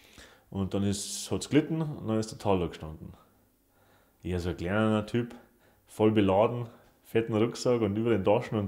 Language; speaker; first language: German; native; German